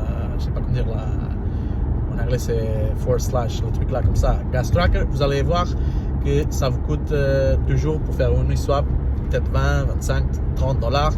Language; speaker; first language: French; non-native, learner; Portuguese